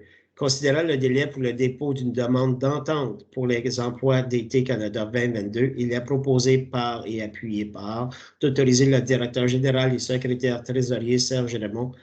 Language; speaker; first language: French; native; French